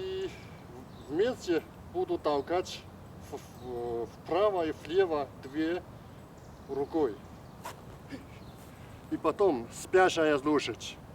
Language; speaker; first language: Russian; non-native, learner; Chinese